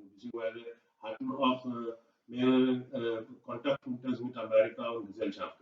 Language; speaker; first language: German; non-native, learner; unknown